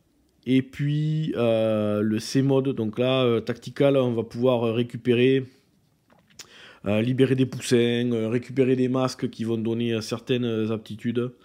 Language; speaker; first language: French; native; French